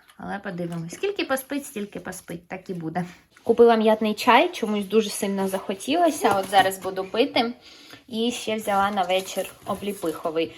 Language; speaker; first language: Ukrainian; native; Ukrainian